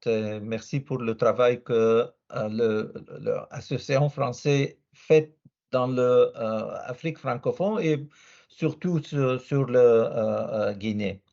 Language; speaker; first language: French; non-native, learner; Arabic